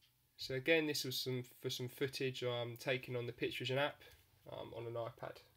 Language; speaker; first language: English; native; English